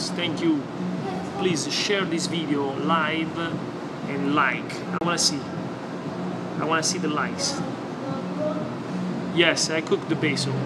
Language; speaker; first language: English; non-native, fluent; Italian